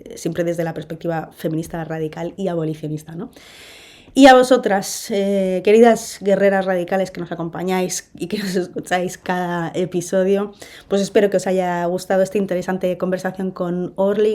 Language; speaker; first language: Spanish; native; Spanish